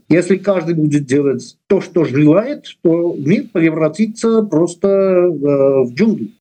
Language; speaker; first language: Russian; non-native, local second language; Armenian